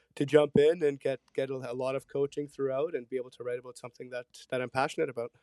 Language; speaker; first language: English; early bilingual, other home language; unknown